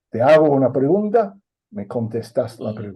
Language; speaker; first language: Spanish; non-native, fluent; English